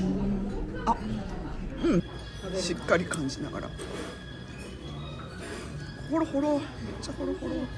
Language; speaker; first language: Japanese; native; Japanese